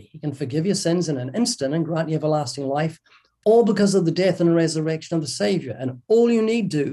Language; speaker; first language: English; native; English